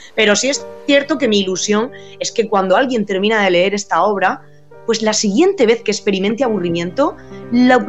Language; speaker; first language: Spanish; native; Spanish